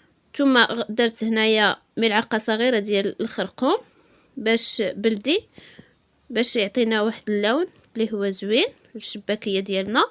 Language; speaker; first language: Arabic; native; Arabic